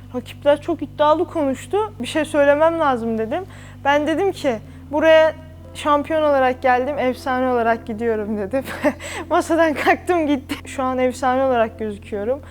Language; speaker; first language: Turkish; native; Turkish